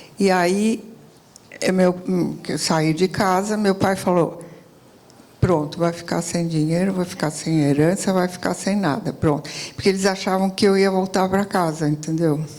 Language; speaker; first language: Portuguese; early bilingual, other home language; Italian